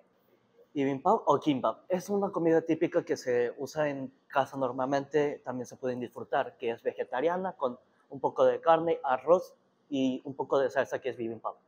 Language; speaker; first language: Spanish; early bilingual, heritage; Korean